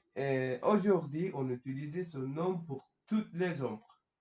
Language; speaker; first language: French; non-native, learner; Turkish